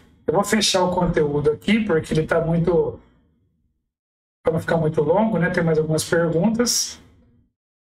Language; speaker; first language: Portuguese; native; Portuguese